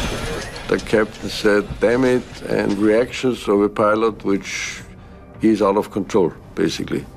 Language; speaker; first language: English; non-native, fluent; German